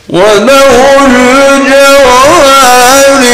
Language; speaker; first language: Arabic; native; Arabic